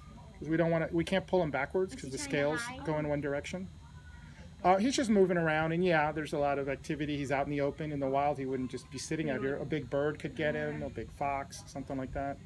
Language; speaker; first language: English; native; English